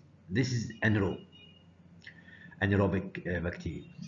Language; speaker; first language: English; non-native, fluent; Arabic